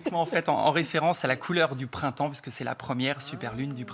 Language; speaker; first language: French; native; French